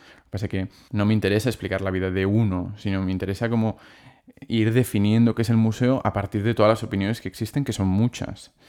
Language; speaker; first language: Spanish; non-native, local second language; Catalan